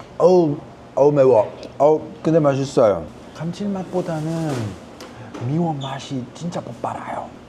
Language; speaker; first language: Korean; non-native, fluent; Italian